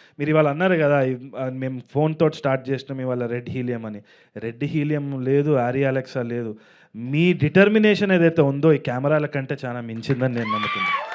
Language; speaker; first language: Telugu; native; Telugu